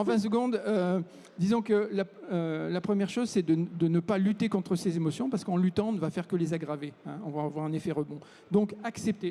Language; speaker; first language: French; native; French